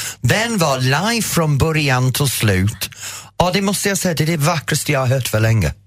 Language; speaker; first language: Swedish; non-native, fluent; English